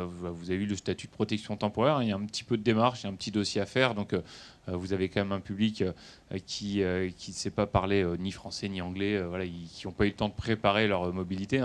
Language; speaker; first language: French; native; French